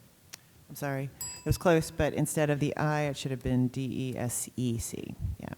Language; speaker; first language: English; native; English